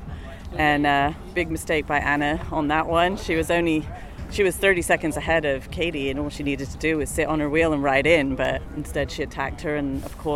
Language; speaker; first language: English; native; English